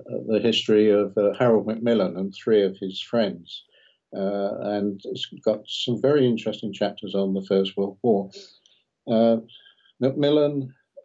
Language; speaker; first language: English; native; English